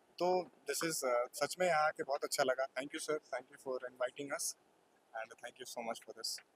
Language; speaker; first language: Hindi; native; Hindi